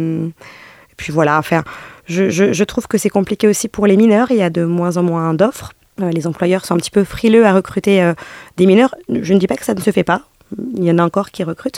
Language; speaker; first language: French; native; French